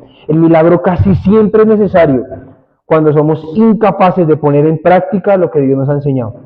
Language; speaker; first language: Spanish; native; Spanish